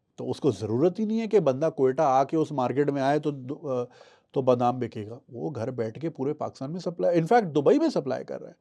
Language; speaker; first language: Urdu; native; Urdu